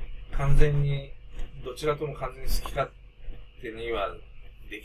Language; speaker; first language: Japanese; native; Japanese